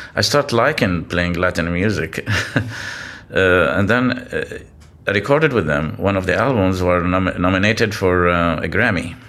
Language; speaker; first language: English; non-native, fluent; Arabic